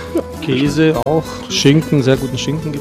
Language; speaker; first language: German; early bilingual, heritage; Croatian